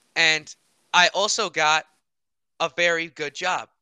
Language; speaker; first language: English; early bilingual, other home language; Hindi